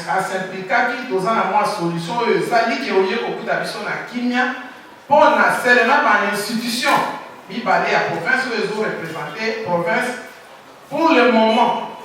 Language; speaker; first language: Lingala; native; Lingala